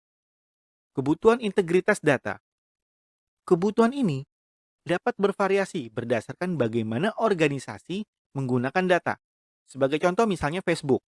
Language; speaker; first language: Indonesian; native; Indonesian